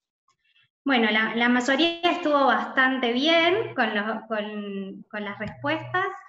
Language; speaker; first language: Spanish; native; Spanish